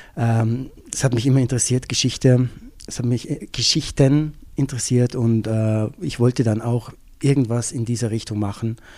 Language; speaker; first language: German; native; German